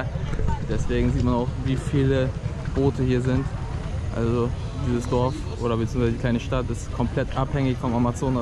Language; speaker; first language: German; native; German